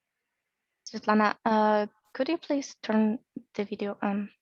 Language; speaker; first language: English; non-native, fluent; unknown